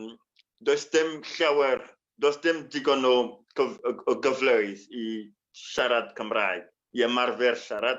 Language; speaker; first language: Welsh; non-native, fluent; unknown